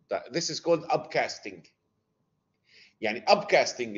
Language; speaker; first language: English; non-native, fluent; Arabic